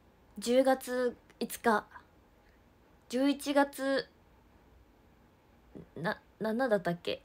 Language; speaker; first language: Japanese; native; Japanese